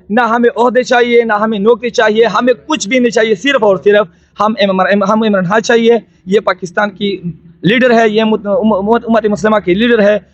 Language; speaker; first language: Urdu; non-native, local second language; Pashto